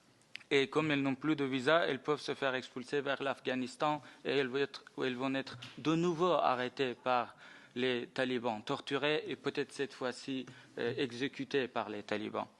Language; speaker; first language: French; non-native, fluent; Persian